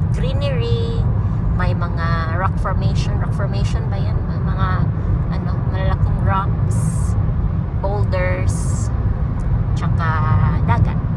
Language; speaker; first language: Filipino; non-native, local second language; Cebuano